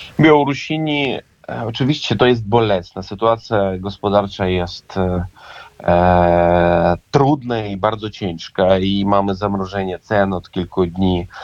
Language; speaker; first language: Polish; non-native, fluent; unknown